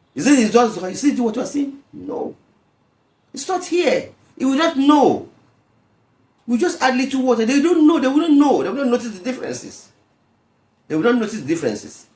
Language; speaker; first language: English; non-native, local second language; Yoruba